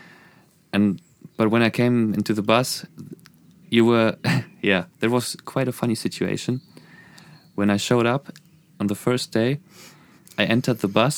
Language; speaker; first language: English; non-native, fluent; German